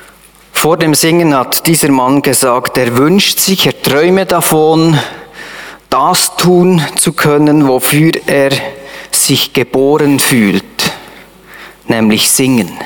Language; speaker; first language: German; native; German